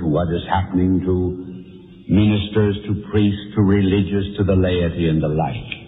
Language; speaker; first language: English; native; English